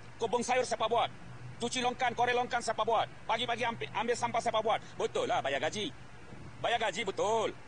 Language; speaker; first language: Malay; non-native, fluent; Bangla